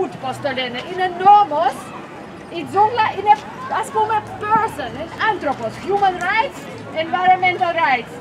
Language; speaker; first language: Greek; non-native, learner; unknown